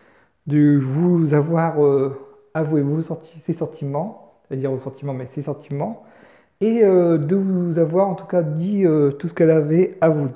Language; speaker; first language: French; native; French